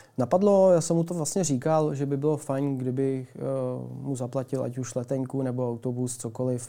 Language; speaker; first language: Czech; early bilingual, other home language; Ukrainian